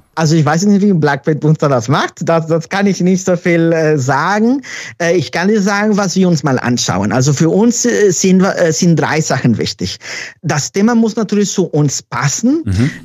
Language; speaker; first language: German; non-native, fluent; Spanish